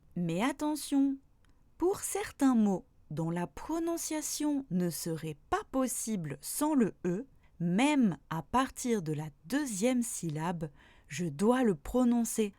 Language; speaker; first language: French; native; French